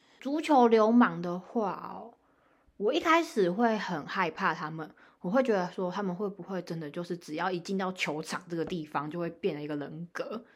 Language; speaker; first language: Chinese; native; Chinese